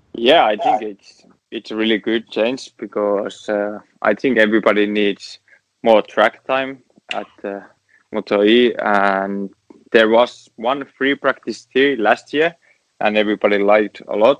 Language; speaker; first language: English; non-native, learner; Finnish